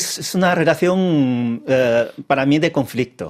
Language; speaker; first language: Spanish; early bilingual, other home language; Chinese